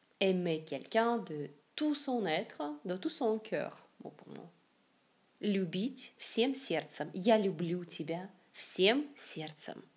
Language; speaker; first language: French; non-native, fluent; Russian